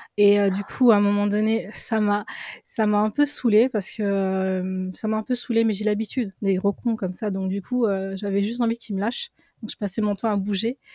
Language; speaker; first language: French; early bilingual, other home language; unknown